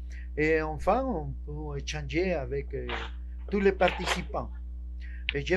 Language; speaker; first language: French; non-native, fluent; Spanish